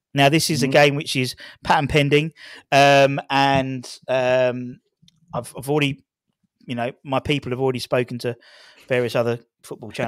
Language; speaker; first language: English; native; English